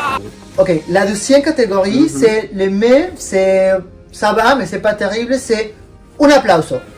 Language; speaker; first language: French; non-native, fluent; Spanish